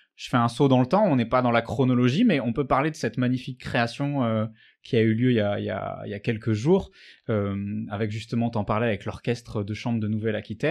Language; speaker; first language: French; native; French